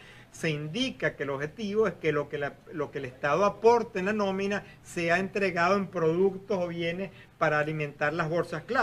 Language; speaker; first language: Spanish; native; Spanish